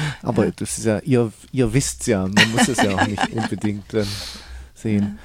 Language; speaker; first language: German; native; German